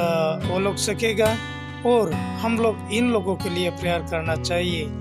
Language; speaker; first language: Hindi; non-native, local second language; Bodo